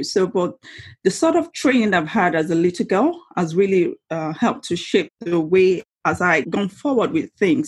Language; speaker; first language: English; non-native, local second language; Yoruba